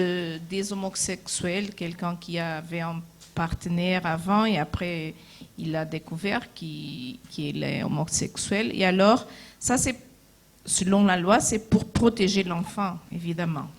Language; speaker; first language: French; non-native, fluent; Portuguese